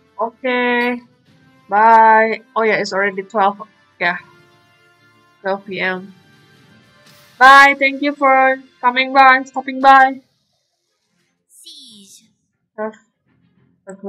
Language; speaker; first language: English; non-native, learner; Indonesian